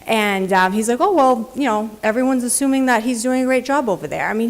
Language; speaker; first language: English; native; English